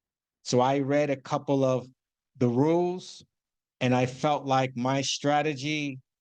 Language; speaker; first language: English; native; English